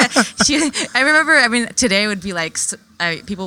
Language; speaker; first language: English; non-native, local second language; French